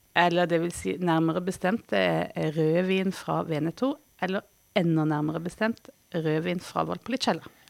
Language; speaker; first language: Norwegian; native; Norwegian